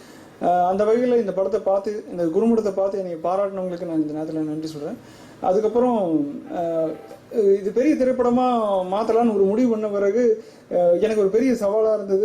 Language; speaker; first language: Tamil; native; Tamil